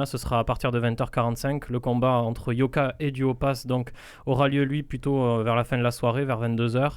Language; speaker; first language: French; native; French